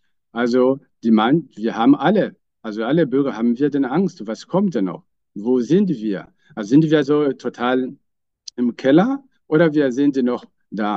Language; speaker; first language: German; non-native, fluent; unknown